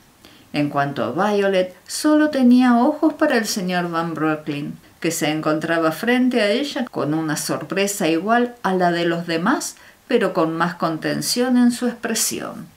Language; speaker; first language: Spanish; native; Spanish